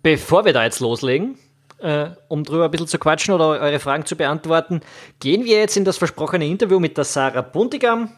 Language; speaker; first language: German; native; German